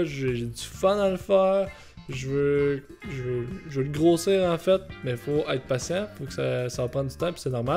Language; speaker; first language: French; native; French